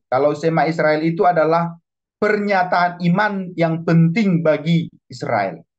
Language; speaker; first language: Indonesian; non-native, local second language; Batak Toba